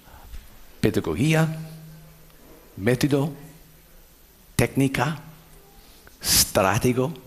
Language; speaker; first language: Spanish; non-native, learner; English